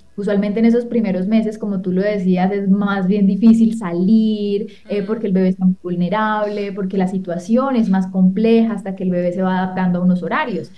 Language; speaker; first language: Spanish; native; Spanish